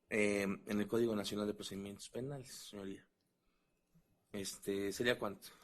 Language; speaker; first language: Spanish; native; Spanish